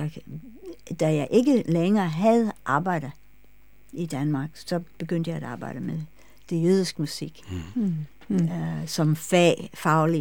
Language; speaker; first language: Danish; non-native, fluent; English